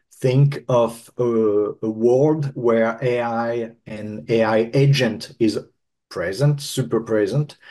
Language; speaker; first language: English; non-native, fluent; French